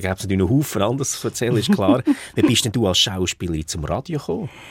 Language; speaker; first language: German; native; German